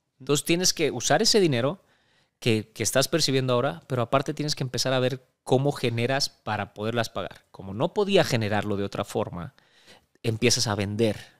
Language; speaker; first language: Spanish; native; Spanish